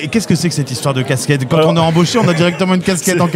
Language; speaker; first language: French; native; French